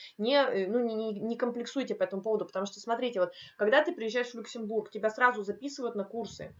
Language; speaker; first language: Russian; non-native, local second language; Ukrainian